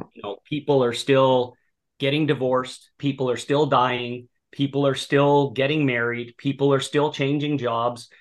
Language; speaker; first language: English; native; English